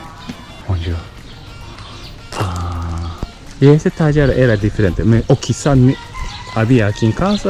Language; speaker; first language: Spanish; non-native, learner; Japanese